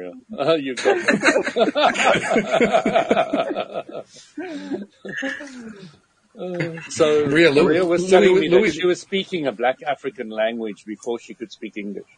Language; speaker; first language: English; native; English